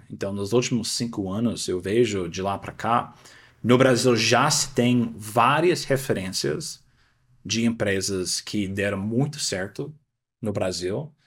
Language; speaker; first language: Portuguese; non-native, fluent; English